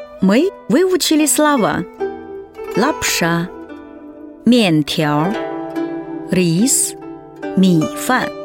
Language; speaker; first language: Russian; non-native, fluent; Chinese